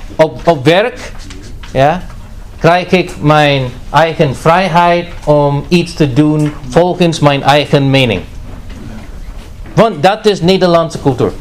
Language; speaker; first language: Dutch; non-native, fluent; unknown